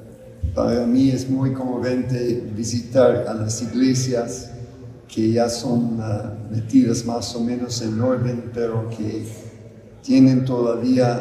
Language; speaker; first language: Spanish; non-native, fluent; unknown